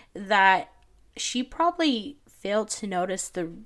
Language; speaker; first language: English; non-native, local second language; Filipino